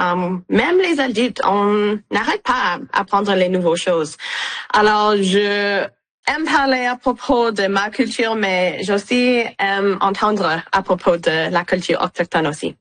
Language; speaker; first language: French; non-native, local second language; English